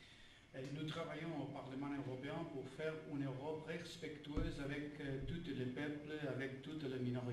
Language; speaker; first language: French; non-native, fluent; Catalan